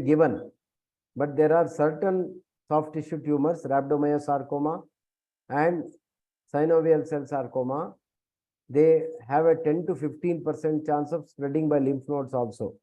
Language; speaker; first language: English; non-native, local second language; Kannada